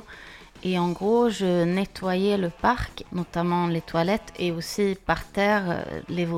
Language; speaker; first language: French; non-native, fluent; Swedish